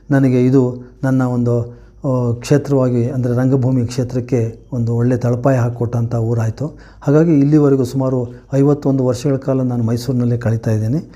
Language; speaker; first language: Kannada; native; Kannada